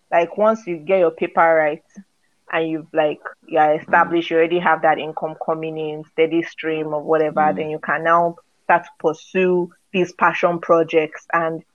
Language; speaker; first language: English; non-native, local second language; Yoruba